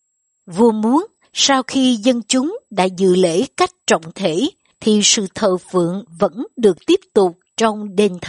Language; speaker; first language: Vietnamese; native; Vietnamese